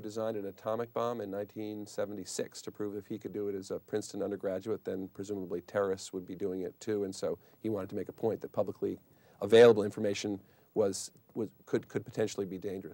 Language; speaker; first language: English; native; English